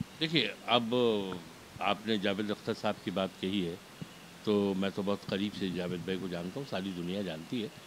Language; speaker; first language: Urdu; native; Urdu